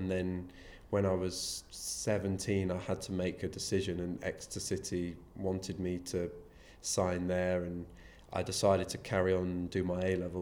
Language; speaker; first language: English; native; English